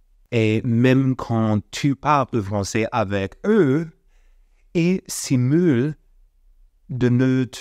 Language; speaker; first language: French; non-native, fluent; English